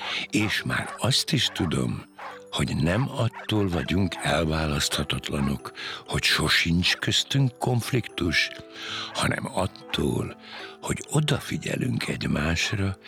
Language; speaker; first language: Hungarian; native; Hungarian